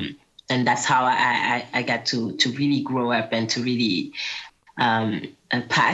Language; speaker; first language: English; non-native, fluent; Guadeloupean Creole French